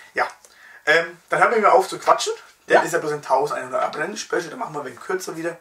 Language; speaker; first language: German; native; German